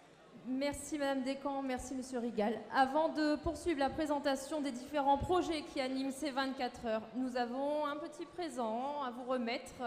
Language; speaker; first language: French; native; French